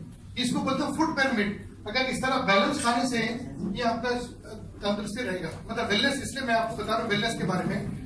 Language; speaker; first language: Hindi; native; Hindi